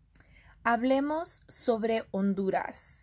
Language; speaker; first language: Spanish; non-native, fluent; English